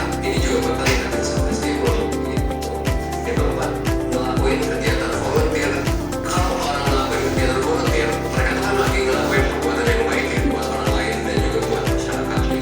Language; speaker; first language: Indonesian; native; Indonesian